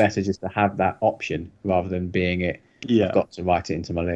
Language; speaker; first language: English; native; English